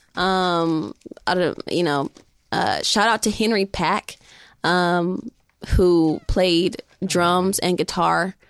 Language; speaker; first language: English; native; English